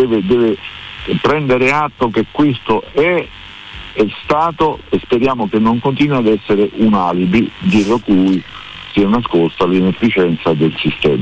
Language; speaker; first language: Italian; native; Italian